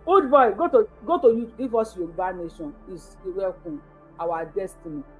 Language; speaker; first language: English; non-native, local second language; Yoruba